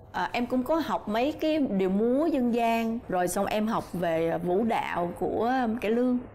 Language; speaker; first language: Vietnamese; native; Vietnamese